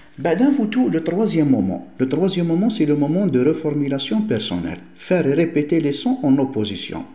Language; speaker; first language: French; non-native, local second language; Arabic